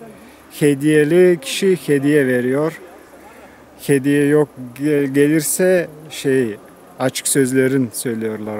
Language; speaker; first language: Turkish; non-native, learner; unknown